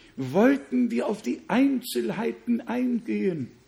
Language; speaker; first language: German; native; German